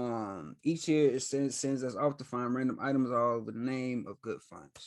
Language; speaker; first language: English; native; English